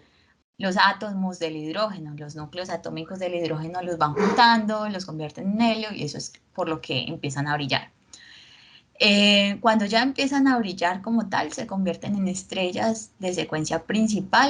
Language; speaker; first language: Spanish; native; Spanish